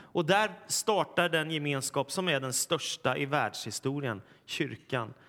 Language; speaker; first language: Swedish; native; Swedish